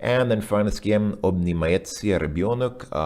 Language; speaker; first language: Russian; non-native, fluent; English